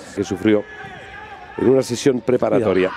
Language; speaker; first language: Spanish; native; Spanish